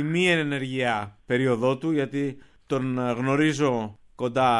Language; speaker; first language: Greek; native; Greek